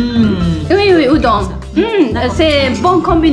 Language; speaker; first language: French; non-native, learner; Japanese